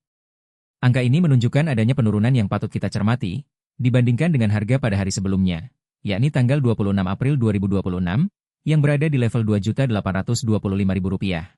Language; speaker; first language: Indonesian; native; Indonesian